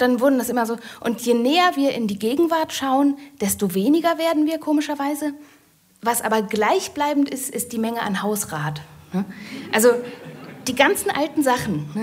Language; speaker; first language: German; native; German